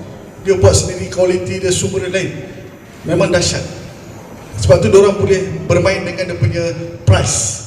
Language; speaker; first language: Malay; native; Malay